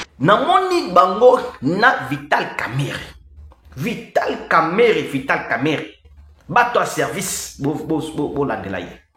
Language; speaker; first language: Lingala; non-native, local second language; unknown